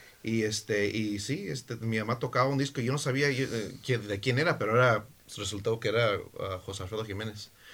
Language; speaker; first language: Spanish; early bilingual, heritage; Spanish